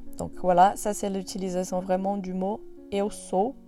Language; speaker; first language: French; non-native, fluent; Portuguese